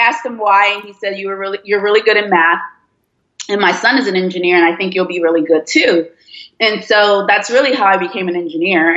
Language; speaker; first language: English; early bilingual, other home language; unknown